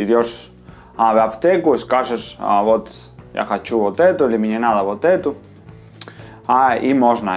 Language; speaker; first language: Russian; non-native, fluent; Spanish